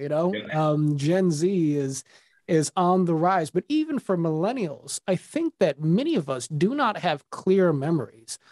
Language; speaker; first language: English; native; English